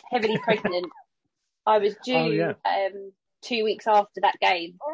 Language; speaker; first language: English; native; English